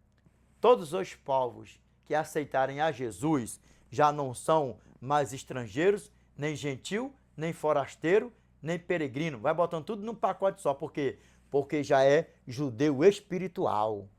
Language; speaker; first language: Portuguese; native; Portuguese